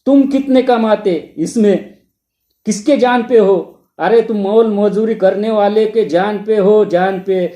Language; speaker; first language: Hindi; non-native, local second language; Marathi